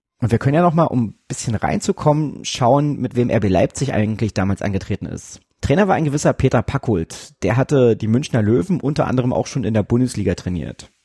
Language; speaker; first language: German; native; German